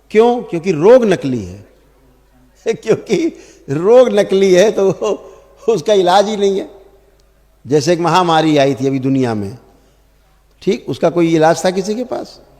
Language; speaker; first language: Hindi; native; Hindi